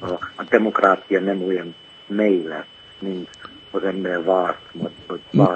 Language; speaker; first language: Hungarian; non-native, fluent; English